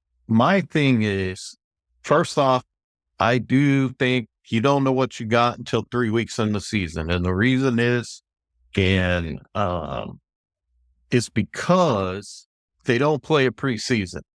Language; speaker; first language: English; native; English